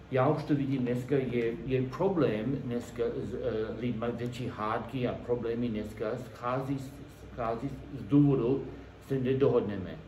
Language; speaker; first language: Czech; non-native, learner; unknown